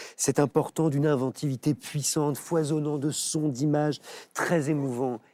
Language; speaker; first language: French; native; French